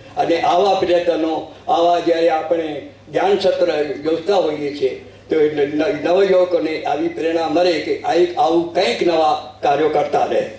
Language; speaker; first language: Gujarati; non-native, local second language; Sindhi